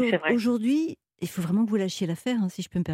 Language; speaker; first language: French; native; French